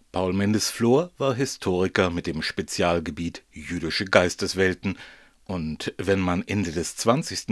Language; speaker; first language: German; native; German